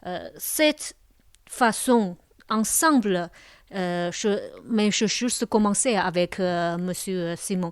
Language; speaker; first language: French; non-native, local second language; Chinese